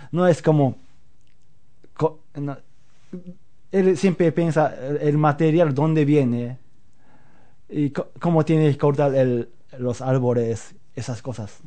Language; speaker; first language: Spanish; non-native, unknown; Japanese